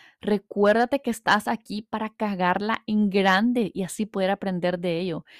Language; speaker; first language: Spanish; early bilingual, heritage; Spanish